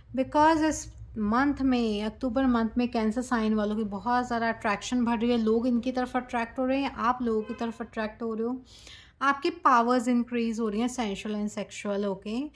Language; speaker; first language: Hindi; native; Hindi